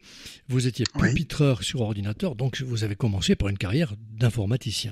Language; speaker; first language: French; native; French